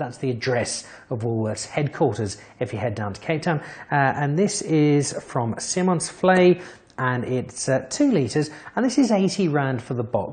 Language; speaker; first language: English; native; English